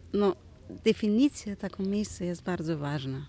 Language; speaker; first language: Polish; non-native, learner; German